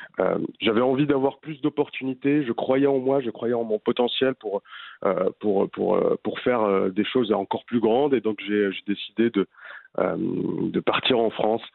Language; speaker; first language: French; non-native, local second language; Arabic